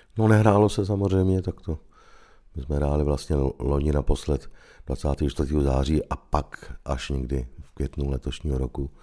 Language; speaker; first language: Czech; native; Czech